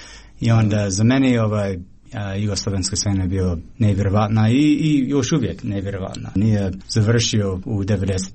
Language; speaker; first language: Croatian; non-native, fluent; English